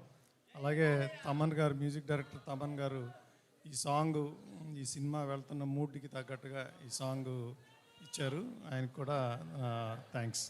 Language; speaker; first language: Telugu; native; Telugu